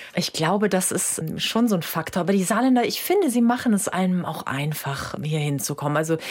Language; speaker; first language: German; native; German